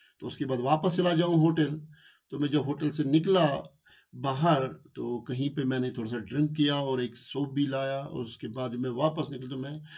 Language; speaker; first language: Urdu; non-native, local second language; Kashmiri